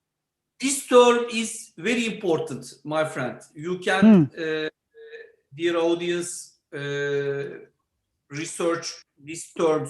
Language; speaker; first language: English; non-native, learner; Turkish